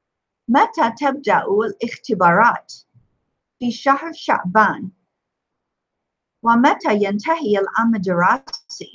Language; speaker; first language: Arabic; non-native, fluent; English